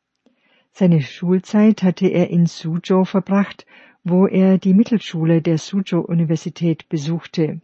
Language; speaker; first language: German; native; German